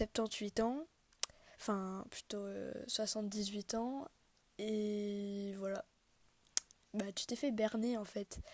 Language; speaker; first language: French; native; French